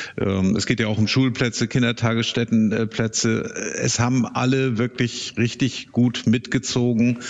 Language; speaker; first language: German; native; German